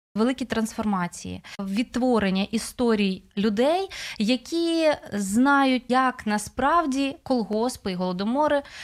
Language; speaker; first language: Ukrainian; native; Ukrainian